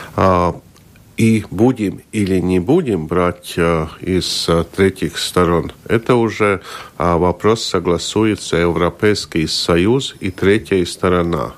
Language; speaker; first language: Russian; non-native, local second language; Latvian